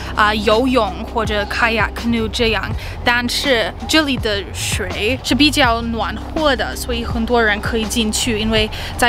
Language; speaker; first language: Chinese; non-native, learner; English